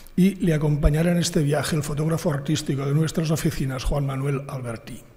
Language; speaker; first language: Spanish; non-native, local second language; Catalan